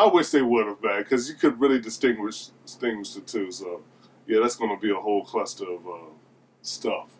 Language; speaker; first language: English; native; English